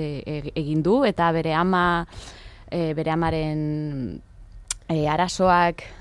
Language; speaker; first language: Basque; non-native, local second language; Spanish